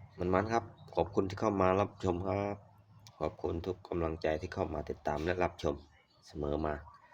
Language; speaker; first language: Thai; native; Thai